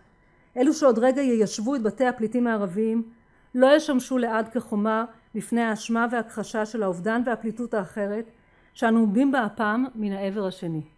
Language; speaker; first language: Hebrew; native; Hebrew